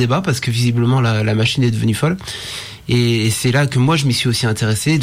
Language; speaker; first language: French; native; French